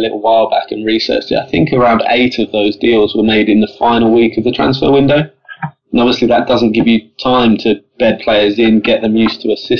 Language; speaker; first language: English; native; English